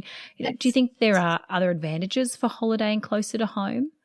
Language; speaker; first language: English; native; English